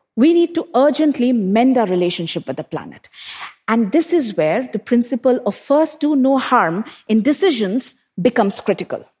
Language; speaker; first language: English; non-native, local second language; Hindi